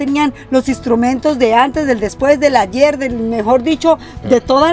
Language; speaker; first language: Spanish; native; Spanish